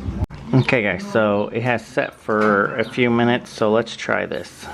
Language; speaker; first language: English; native; English